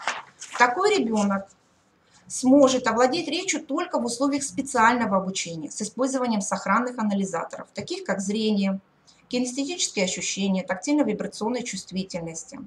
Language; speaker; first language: Russian; native; Russian